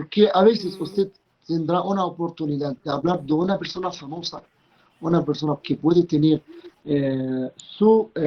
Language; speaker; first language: Spanish; non-native, fluent; Arabic